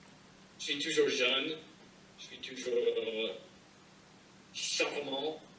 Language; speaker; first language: French; non-native, fluent; English